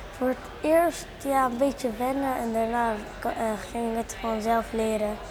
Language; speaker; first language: Dutch; early bilingual, other home language; Arabic